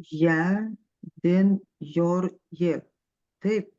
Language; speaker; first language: Norwegian; non-native, learner; Lithuanian